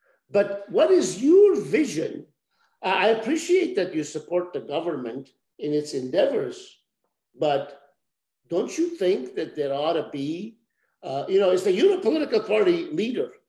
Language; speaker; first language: English; native; English